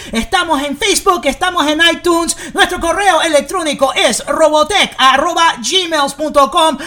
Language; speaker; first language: Spanish; early bilingual, heritage; English